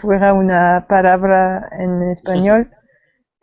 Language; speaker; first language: Spanish; non-native, learner; French